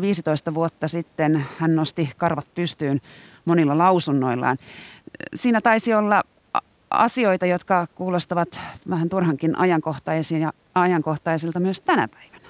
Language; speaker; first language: Finnish; native; Finnish